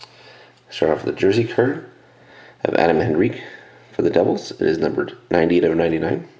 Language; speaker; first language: English; native; English